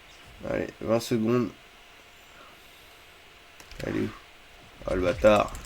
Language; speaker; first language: French; native; French